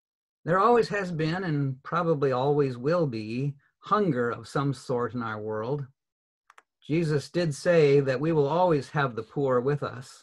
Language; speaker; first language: English; native; English